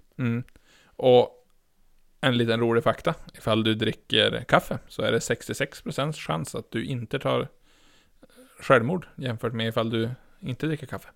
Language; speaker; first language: Swedish; native; Swedish